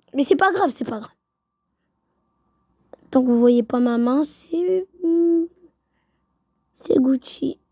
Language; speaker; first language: French; native; French